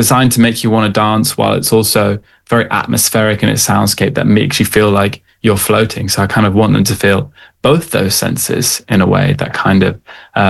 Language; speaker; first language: English; native; English